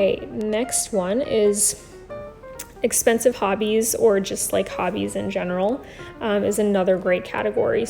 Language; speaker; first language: English; native; English